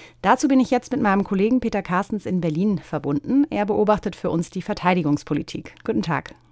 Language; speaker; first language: German; native; German